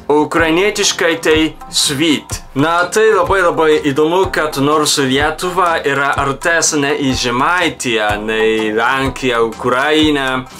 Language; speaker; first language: Lithuanian; non-native, fluent; Japanese